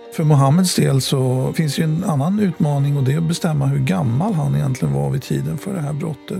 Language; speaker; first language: Swedish; native; Swedish